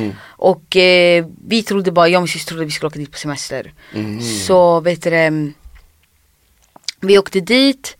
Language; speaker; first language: Swedish; early bilingual, other home language; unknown